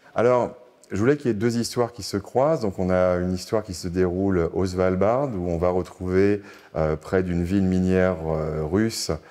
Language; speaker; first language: French; native; French